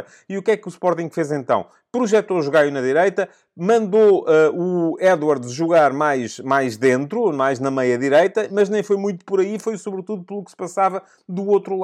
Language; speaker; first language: Portuguese; native; Portuguese